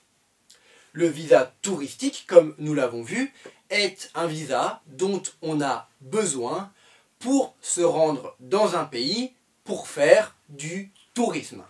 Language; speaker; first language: French; native; French